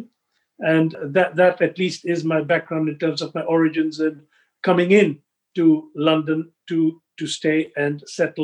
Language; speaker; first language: English; non-native, local second language; Sindhi